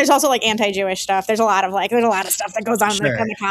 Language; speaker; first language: English; native; English